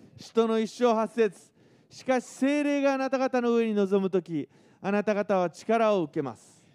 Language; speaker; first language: Japanese; native; Japanese